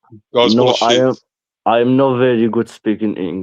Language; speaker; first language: English; non-native, learner; Persian